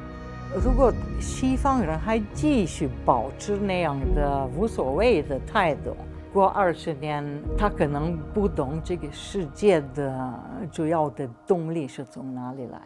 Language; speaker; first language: Chinese; non-native, fluent; Slovenian